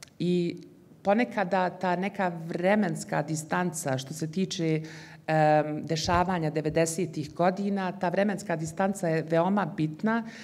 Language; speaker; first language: Bosnian; early bilingual, heritage; Bosnian